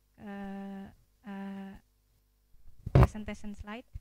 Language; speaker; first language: English; non-native, fluent; Indonesian